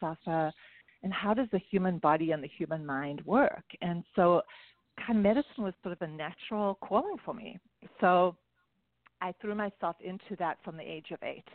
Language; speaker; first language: English; native; English